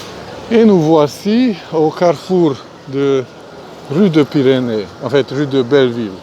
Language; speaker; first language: French; non-native, fluent; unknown